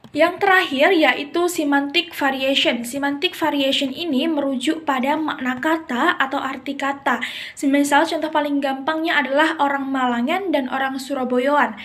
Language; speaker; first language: Indonesian; non-native, local second language; Javanese